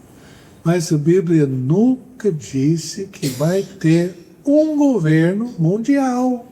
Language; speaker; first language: Portuguese; non-native, fluent; English